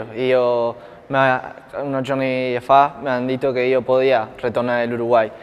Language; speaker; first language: Italian; non-native, learner; Spanish